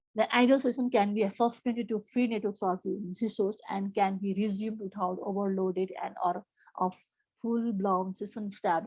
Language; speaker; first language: English; non-native, local second language; Nepali